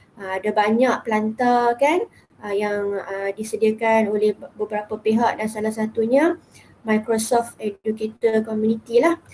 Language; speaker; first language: Malay; native; Malay